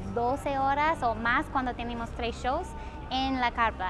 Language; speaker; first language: Spanish; non-native, fluent; English